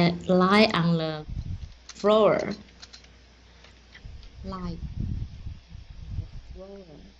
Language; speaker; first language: English; non-native, learner; Chinese